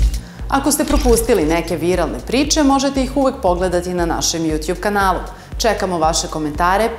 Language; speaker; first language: Serbian; native; Serbian